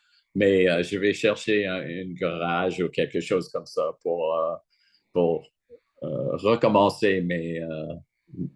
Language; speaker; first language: French; non-native, fluent; English